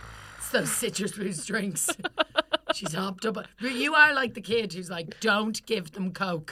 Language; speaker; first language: English; native; English